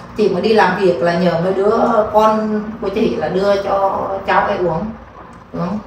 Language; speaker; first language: Vietnamese; non-native, local second language; Eastern Cham